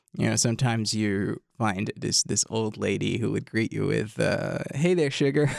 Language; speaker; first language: English; non-native, fluent; Arabic